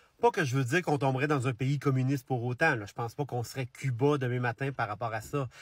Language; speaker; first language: French; native; French